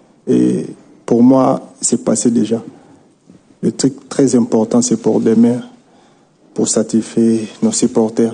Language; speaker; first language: French; non-native, local second language; Lingala